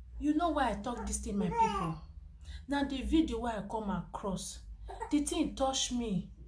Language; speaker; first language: Nigerian Pidgin; non-native, local second language; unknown